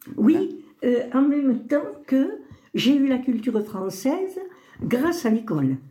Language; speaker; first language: French; early bilingual, other home language; Spanish